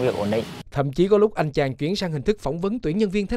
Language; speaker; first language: Vietnamese; native; Vietnamese